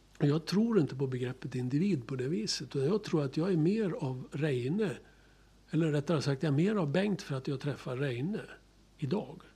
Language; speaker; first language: Swedish; native; Swedish